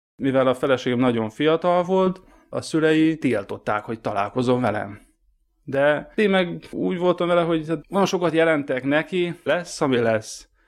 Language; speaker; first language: Hungarian; native; Hungarian